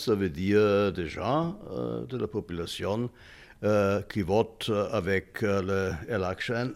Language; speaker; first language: French; non-native, fluent; German